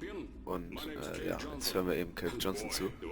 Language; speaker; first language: German; native; German